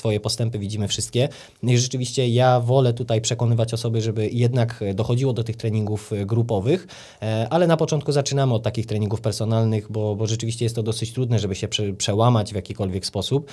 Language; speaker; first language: Polish; native; Polish